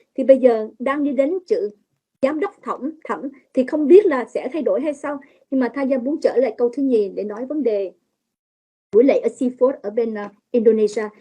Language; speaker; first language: Vietnamese; early bilingual, heritage; Vietnamese